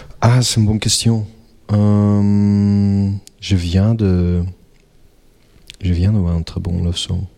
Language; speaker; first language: French; non-native, local second language; Dutch